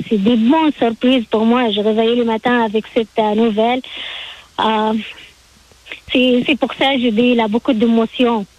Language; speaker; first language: French; non-native, learner; Arabic